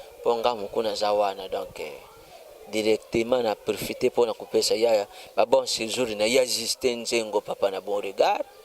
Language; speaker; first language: Lingala; non-native, local second language; Kongo